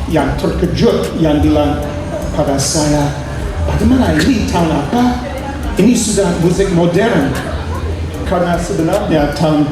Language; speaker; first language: Indonesian; non-native, fluent; English